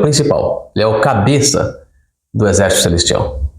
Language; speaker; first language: Portuguese; native; Portuguese